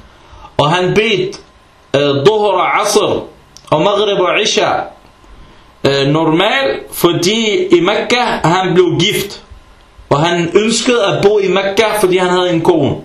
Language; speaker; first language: Danish; early bilingual, other home language; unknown